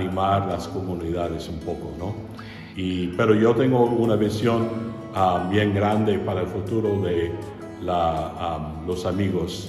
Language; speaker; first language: Spanish; non-native, fluent; English